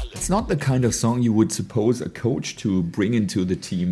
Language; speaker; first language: English; non-native, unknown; German